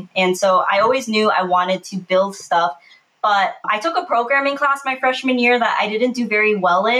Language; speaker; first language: English; native; English